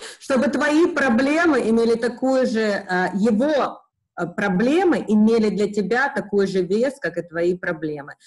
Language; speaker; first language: Russian; native; Russian